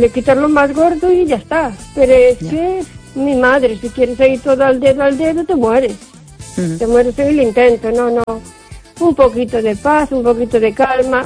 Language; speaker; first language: Spanish; native; Spanish